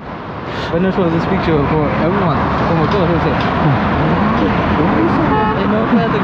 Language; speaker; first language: English; non-native, learner; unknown